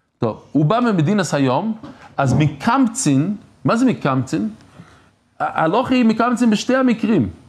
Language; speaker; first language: Hebrew; non-native, fluent; English